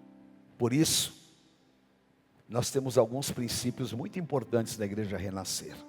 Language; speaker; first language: Portuguese; native; Portuguese